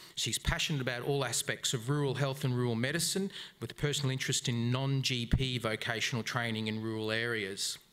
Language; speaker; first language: English; native; English